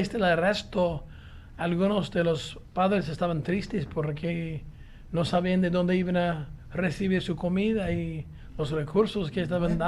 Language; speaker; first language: Spanish; non-native, fluent; English